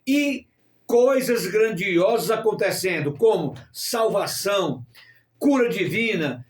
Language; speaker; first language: Portuguese; native; Portuguese